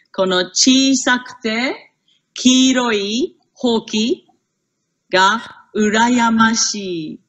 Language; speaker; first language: Japanese; non-native, fluent; English